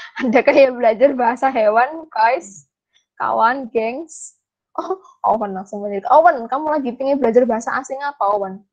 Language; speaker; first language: Indonesian; native; Indonesian